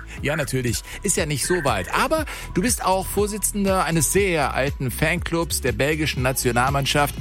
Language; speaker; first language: German; native; German